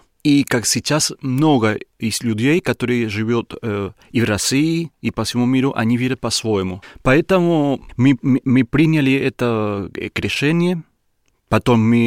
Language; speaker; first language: Russian; non-native, learner; Spanish